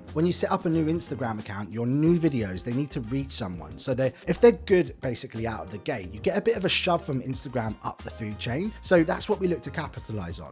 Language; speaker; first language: English; native; English